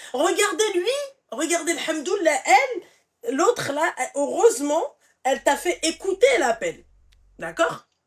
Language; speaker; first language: French; early bilingual, other home language; Arabic